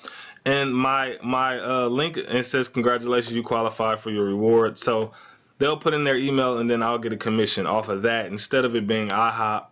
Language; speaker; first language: English; native; English